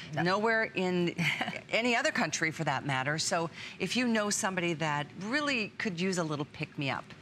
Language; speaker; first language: English; native; English